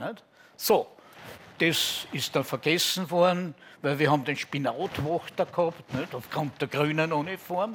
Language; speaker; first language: German; native; German